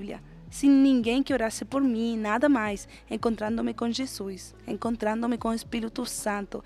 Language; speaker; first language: Portuguese; non-native, fluent; Spanish